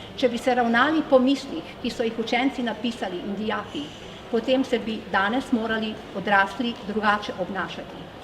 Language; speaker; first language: Slovenian; native; Slovenian